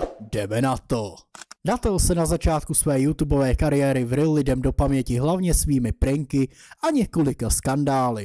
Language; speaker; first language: Czech; native; Czech